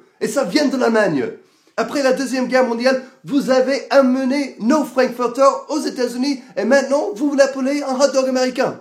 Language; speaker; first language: French; non-native, fluent; English